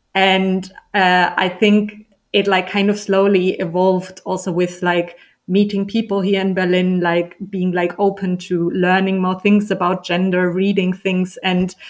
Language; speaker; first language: English; non-native, fluent; German